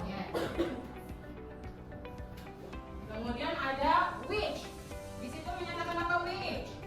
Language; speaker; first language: Indonesian; native; Indonesian